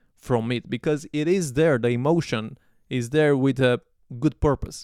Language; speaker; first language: English; non-native, fluent; Romanian